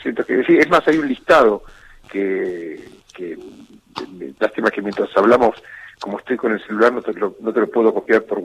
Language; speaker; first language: Spanish; native; Spanish